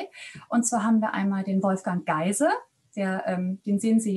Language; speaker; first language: German; native; German